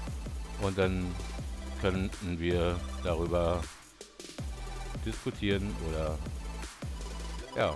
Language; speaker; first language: German; native; German